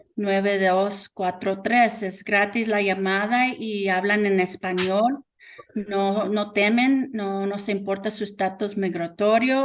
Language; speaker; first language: Spanish; early bilingual, heritage; Spanish